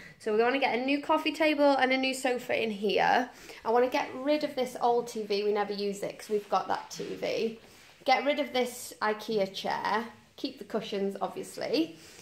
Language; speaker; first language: English; native; English